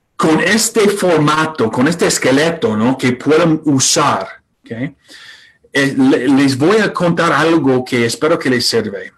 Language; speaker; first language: Spanish; non-native, fluent; English